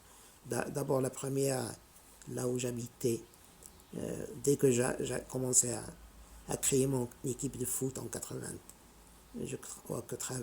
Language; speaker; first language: French; non-native, local second language; Arabic